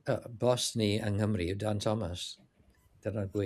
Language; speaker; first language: Welsh; non-native, learner; English